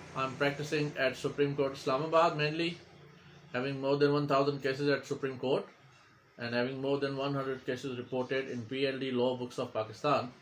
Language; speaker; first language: English; non-native, local second language; Urdu